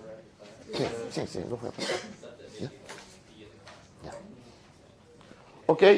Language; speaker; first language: Spanish; non-native, fluent; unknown